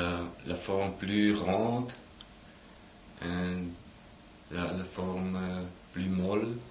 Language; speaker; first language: French; non-native, local second language; German